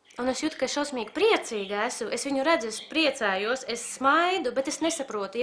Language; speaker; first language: Latvian; early bilingual, other home language; Russian